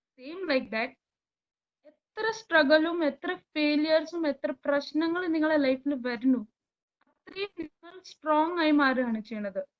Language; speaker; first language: Malayalam; early bilingual, heritage; Malayalam